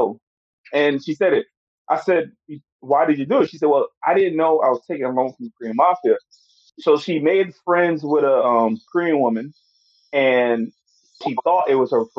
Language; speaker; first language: English; native; English